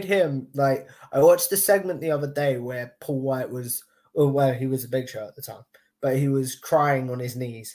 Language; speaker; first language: English; native; English